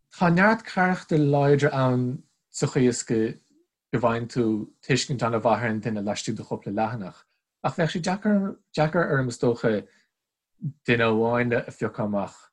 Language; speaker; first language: Irish; non-native, local second language; English